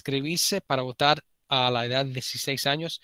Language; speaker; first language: Spanish; early bilingual, heritage; Spanish